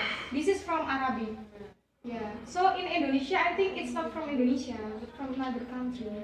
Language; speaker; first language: English; non-native, learner; Javanese